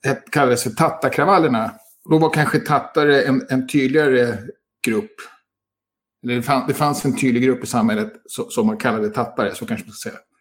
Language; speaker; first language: Swedish; native; Swedish